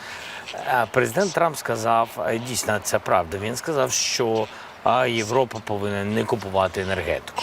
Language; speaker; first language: Ukrainian; non-native, local second language; Russian